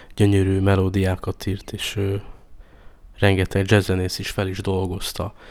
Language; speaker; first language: Hungarian; native; Hungarian